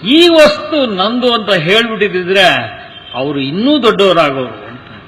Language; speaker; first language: Kannada; native; Kannada